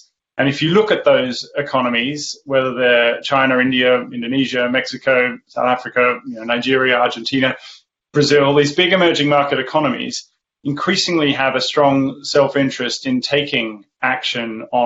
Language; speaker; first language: English; native; English